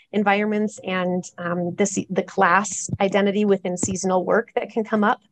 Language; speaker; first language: English; native; English